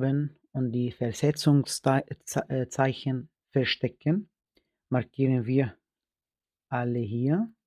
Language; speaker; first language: German; non-native, fluent; Arabic